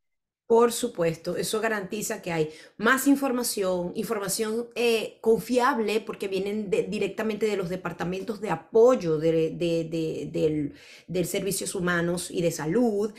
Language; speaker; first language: Spanish; native; Spanish